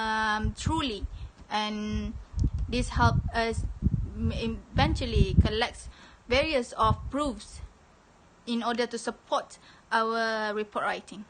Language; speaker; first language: English; non-native, local second language; Malay